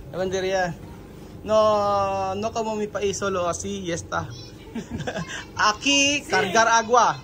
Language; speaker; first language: Spanish; non-native, learner; Filipino